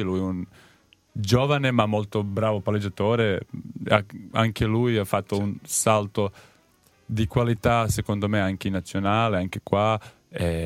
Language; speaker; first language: Italian; non-native, learner; Serbian